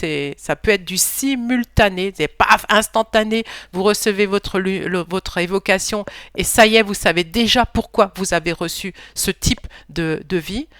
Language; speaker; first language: French; native; French